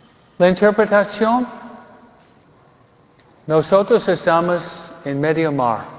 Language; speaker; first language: Spanish; non-native, fluent; French